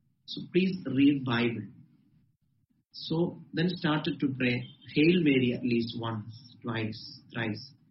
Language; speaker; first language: English; non-native, local second language; Malayalam